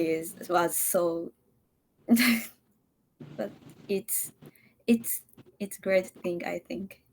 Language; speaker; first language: English; non-native, learner; Japanese